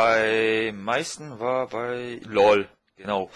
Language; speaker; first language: German; non-native, fluent; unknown